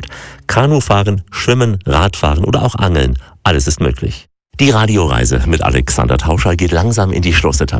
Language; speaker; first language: German; native; German